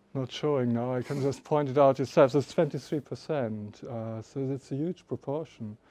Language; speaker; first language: English; non-native, fluent; German